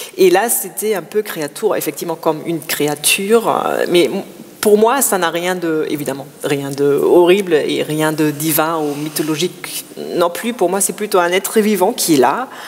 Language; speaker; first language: French; non-native, fluent; German